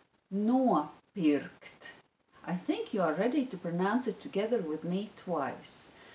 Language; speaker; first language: English; non-native, fluent; Latvian